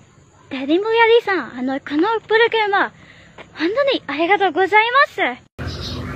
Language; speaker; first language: Japanese; non-native, learner; Indonesian